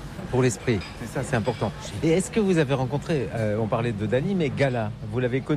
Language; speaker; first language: French; native; French